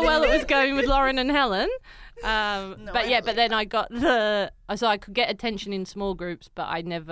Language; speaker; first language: English; native; English